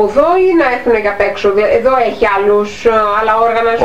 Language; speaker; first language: Greek; native; Greek